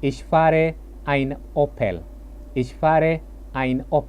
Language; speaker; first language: German; non-native, learner; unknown